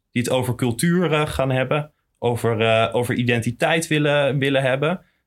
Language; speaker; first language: Dutch; native; Dutch